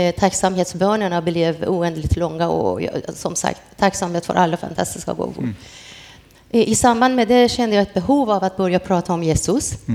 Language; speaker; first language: Swedish; non-native, fluent; Persian